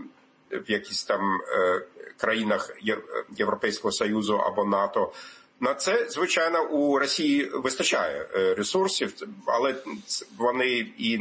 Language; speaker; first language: Ukrainian; non-native, fluent; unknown